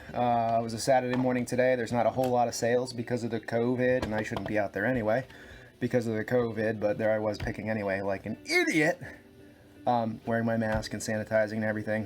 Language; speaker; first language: English; native; English